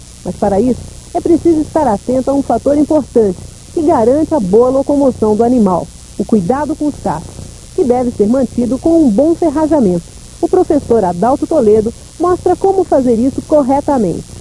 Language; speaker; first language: Portuguese; native; Portuguese